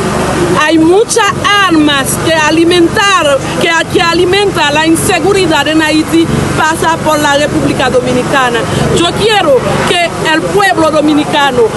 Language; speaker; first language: Spanish; non-native, fluent; Haitian Creole